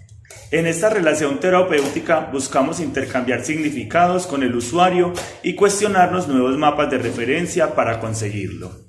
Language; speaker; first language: Spanish; native; Spanish